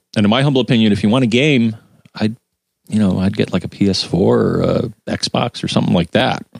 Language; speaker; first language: English; native; English